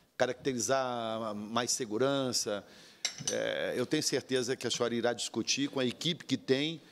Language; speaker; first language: Portuguese; native; Portuguese